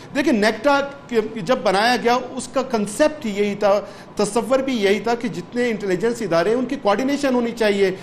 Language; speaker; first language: Urdu; non-native, local second language; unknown